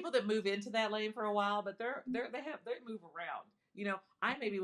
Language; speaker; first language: English; native; English